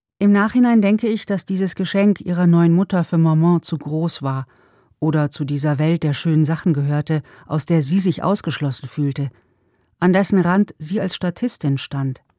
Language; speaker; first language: German; native; German